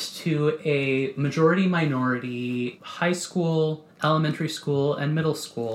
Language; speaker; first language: English; native; English